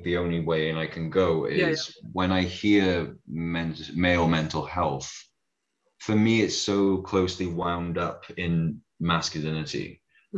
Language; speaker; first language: English; native; English